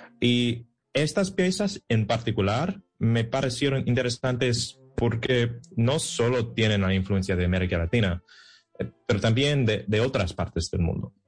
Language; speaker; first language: Spanish; non-native, fluent; English